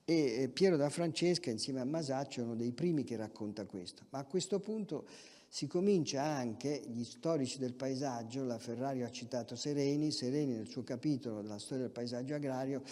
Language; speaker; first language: Italian; native; Italian